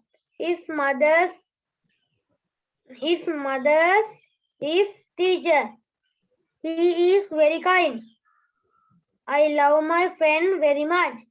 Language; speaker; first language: English; non-native, learner; Sinhala